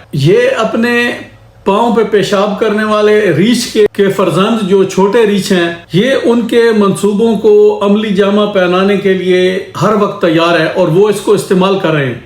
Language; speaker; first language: Urdu; non-native, local second language; Punjabi